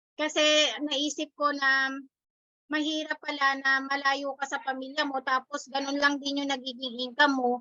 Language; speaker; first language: Filipino; native; Filipino